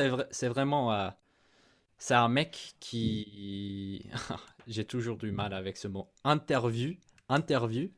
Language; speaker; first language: French; non-native, fluent; English